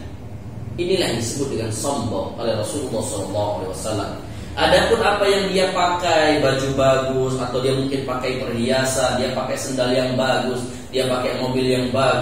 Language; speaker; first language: Indonesian; native; Indonesian